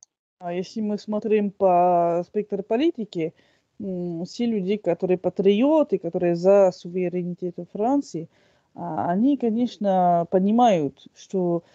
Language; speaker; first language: Russian; non-native, fluent; French